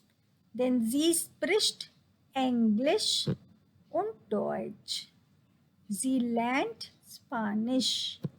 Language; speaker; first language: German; non-native, fluent; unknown